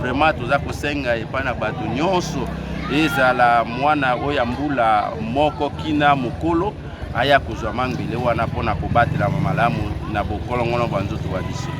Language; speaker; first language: Lingala; native; Lingala